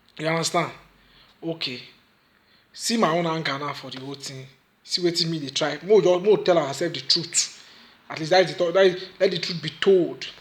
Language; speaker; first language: Nigerian Pidgin; native; Nigerian Pidgin